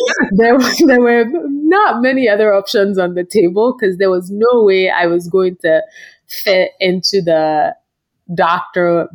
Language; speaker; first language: English; non-native, local second language; Yoruba